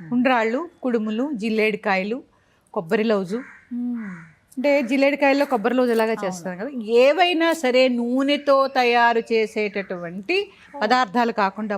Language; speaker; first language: Telugu; native; Telugu